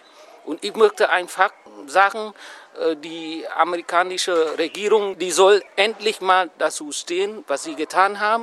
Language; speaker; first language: German; non-native, learner; Vietnamese